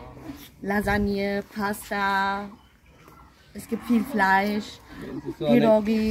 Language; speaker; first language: German; early bilingual, other home language; Polish